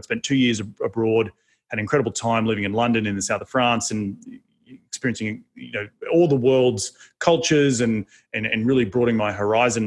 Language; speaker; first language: English; native; English